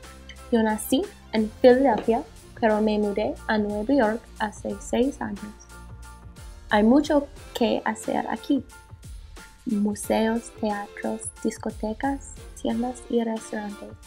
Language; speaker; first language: Spanish; non-native, learner; English